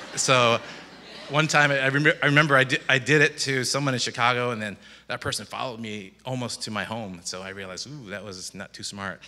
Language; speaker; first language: English; native; English